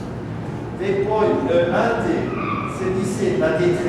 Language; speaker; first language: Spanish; non-native, learner; French